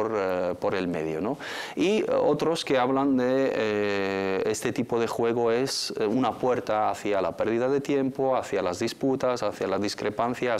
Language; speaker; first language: Spanish; native; Spanish